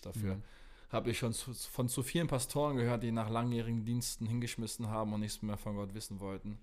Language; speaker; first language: German; native; German